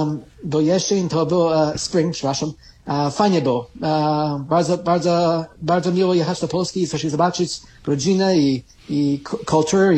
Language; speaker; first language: Polish; early bilingual, heritage; Polish